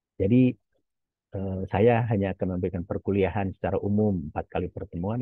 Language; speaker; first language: Indonesian; non-native, local second language; Javanese